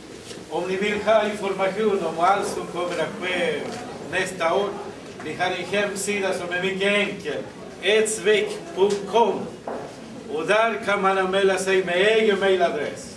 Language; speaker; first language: Swedish; non-native, fluent; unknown